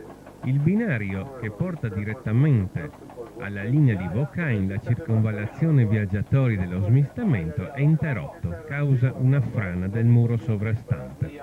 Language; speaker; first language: Italian; native; Italian